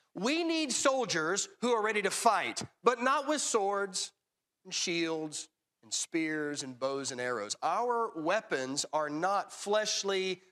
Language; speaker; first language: English; native; English